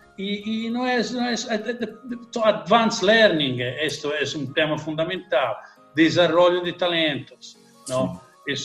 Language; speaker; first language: Portuguese; non-native, learner; Italian